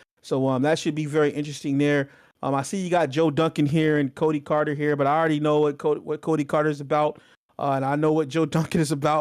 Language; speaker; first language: English; native; English